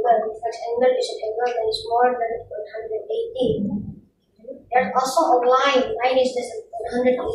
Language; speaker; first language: English; non-native, learner; Indonesian